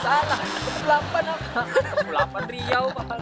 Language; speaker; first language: Indonesian; native; Indonesian